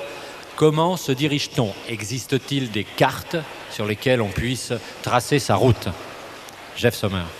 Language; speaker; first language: French; native; French